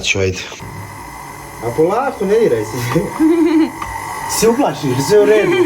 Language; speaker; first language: Croatian; native; Croatian